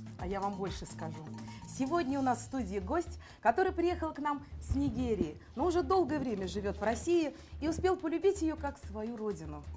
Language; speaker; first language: Russian; native; Russian